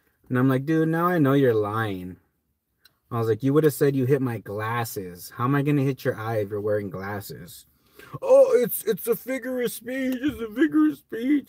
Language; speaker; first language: English; native; English